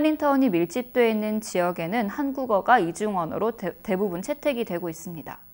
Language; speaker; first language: Korean; native; Korean